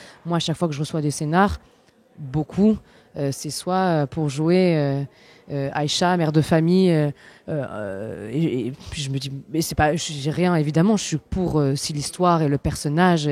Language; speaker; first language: French; native; French